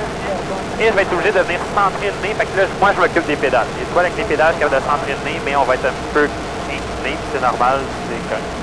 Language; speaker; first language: French; native; French